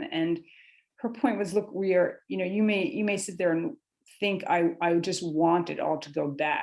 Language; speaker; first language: English; native; English